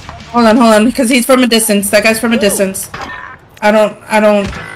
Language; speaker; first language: English; early bilingual, other home language; Spanish